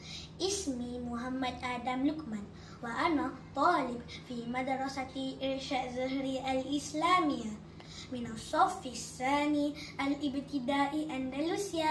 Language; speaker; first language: Arabic; non-native, learner; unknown